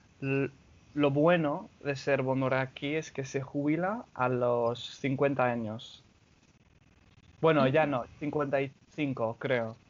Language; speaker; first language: Spanish; non-native, fluent; English